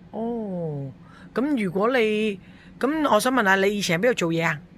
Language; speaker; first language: Cantonese; native; Cantonese